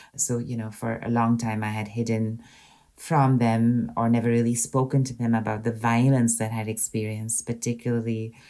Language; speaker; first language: English; non-native, local second language; Hindi